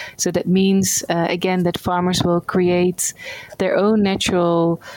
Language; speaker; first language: English; non-native, fluent; Dutch